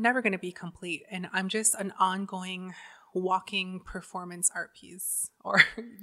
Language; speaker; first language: English; native; English